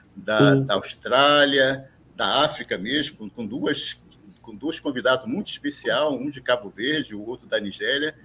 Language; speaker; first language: Portuguese; native; Portuguese